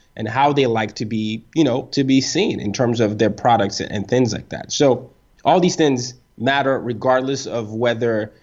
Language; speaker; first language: English; non-native, local second language; Yoruba